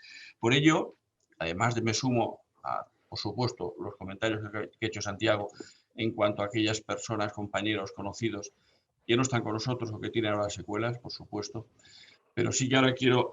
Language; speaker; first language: Spanish; native; Spanish